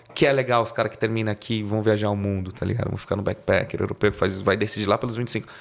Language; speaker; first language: Portuguese; non-native, local second language; Spanish